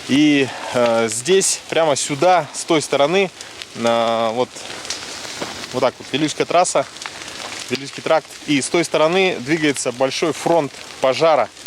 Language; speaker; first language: Russian; native; Russian